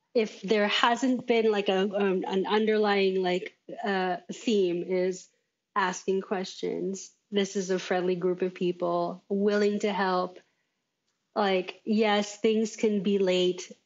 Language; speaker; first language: English; native; English